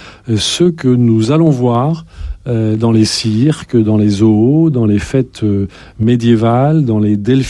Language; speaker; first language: French; native; French